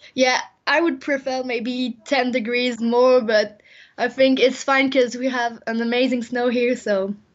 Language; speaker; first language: English; non-native, fluent; French